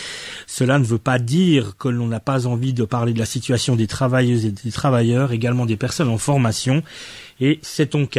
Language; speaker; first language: French; native; French